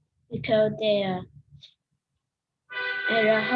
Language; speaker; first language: English; non-native, learner; Vietnamese